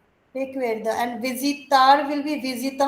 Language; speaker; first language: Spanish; non-native, learner; Hindi